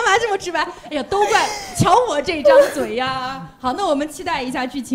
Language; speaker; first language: Chinese; native; Chinese